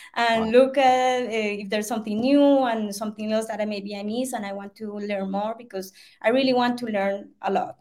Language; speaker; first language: English; non-native, fluent; Spanish